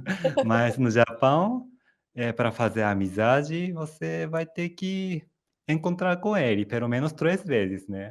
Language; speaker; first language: Portuguese; non-native, fluent; Japanese